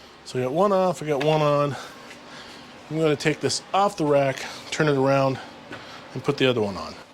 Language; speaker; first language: English; native; English